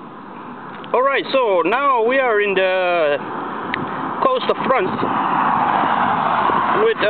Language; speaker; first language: English; non-native, learner; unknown